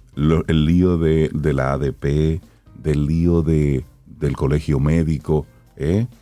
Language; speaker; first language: Spanish; native; Spanish